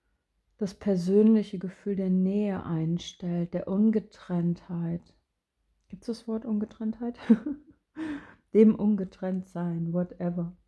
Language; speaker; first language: German; native; German